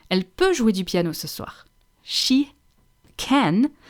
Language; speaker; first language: French; non-native, fluent; English